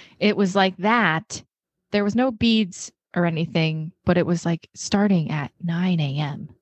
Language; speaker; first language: English; native; English